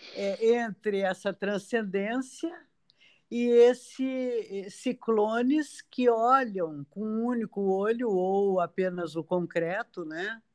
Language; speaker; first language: Portuguese; native; Portuguese